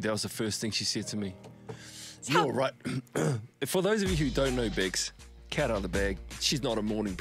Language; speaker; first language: English; native; English